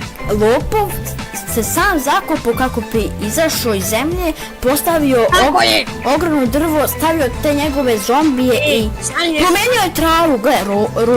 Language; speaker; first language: Bosnian; native; Bosnian